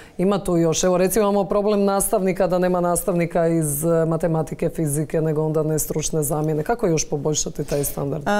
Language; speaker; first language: Croatian; native; Croatian